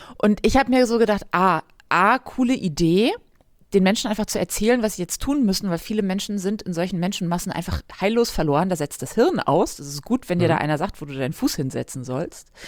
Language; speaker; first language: German; native; German